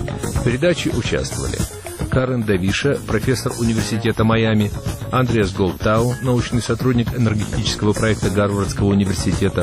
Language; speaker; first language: Russian; native; Russian